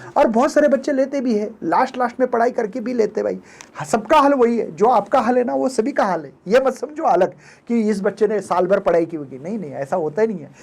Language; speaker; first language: Hindi; non-native, local second language; Marathi